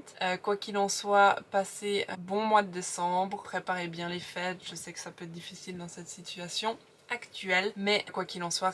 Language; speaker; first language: French; native; French